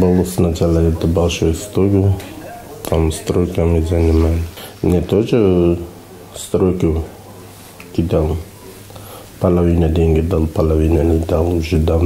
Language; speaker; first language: Russian; non-native, learner; Uzbek